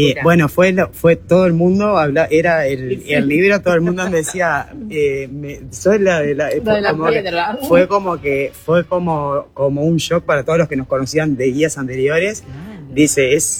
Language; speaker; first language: Spanish; native; Spanish